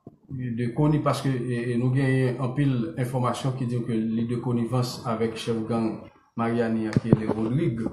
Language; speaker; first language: French; non-native, local second language; Haitian Creole